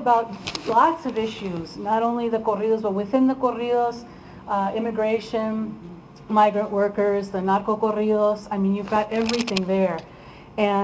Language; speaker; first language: English; early bilingual, other home language; Spanish